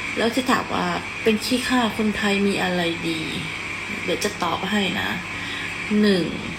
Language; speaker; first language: Thai; non-native, fluent; Khmer